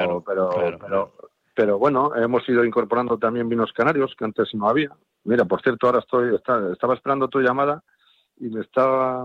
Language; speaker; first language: Spanish; native; Spanish